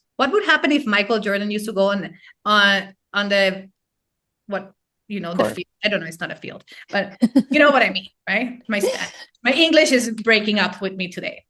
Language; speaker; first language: English; non-native, fluent; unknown